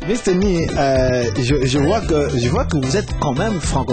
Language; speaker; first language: French; native; French